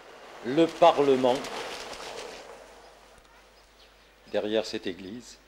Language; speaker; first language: French; native; French